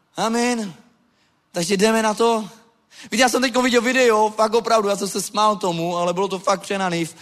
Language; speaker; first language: Czech; non-native, local second language; Romany